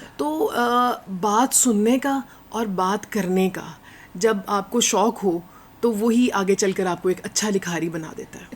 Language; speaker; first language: Urdu; non-native, local second language; Punjabi